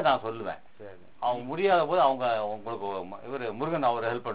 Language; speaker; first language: Tamil; native; Tamil